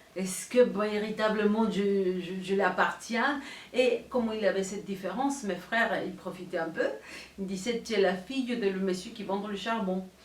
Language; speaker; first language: French; non-native, fluent; Spanish